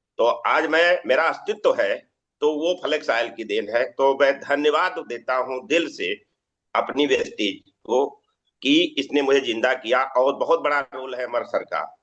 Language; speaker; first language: Hindi; native; Hindi